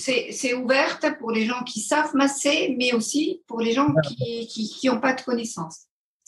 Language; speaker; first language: French; non-native, fluent; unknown